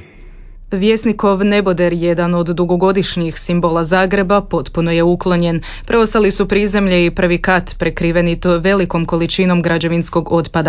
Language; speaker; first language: Serbian; native; Serbian